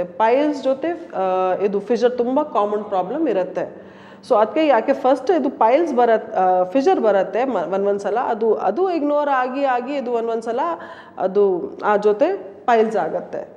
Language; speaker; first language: Kannada; non-native, learner; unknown